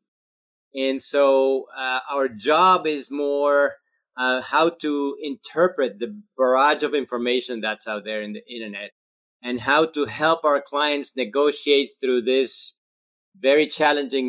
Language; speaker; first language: English; non-native, fluent; Spanish